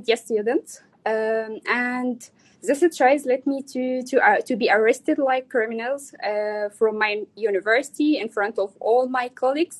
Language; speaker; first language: English; non-native, learner; Arabic